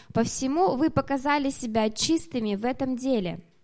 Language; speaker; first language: Russian; native; Russian